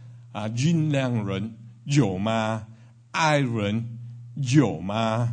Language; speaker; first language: Chinese; non-native, learner; Cantonese